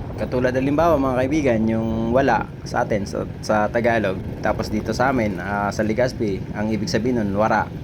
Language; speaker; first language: Filipino; non-native, local second language; Bikol